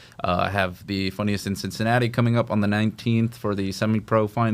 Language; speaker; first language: English; native; English